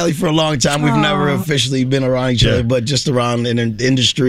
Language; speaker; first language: English; early bilingual, other home language; Spanish